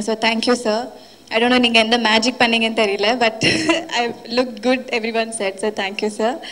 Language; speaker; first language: Tamil; non-native, fluent; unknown